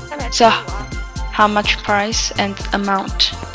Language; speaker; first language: English; non-native, learner; Chinese